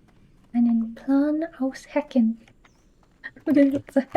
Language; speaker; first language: German; non-native, learner; English